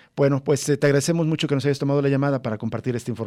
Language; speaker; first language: Spanish; native; Spanish